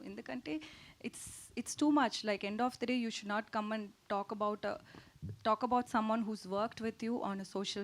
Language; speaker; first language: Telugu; non-native, learner; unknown